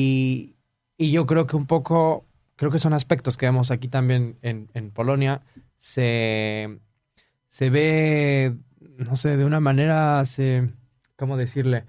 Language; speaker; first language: Spanish; native; Spanish